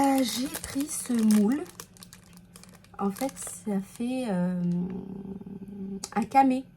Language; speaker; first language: French; native; French